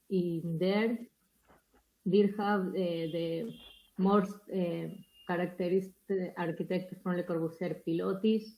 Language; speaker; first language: English; non-native, learner; Spanish